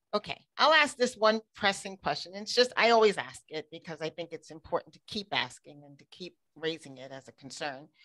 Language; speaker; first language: English; native; English